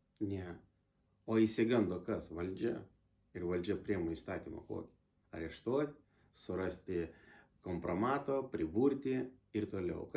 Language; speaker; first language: Lithuanian; non-native, local second language; Russian